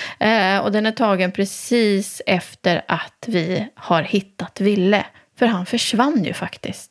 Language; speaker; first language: Swedish; native; Swedish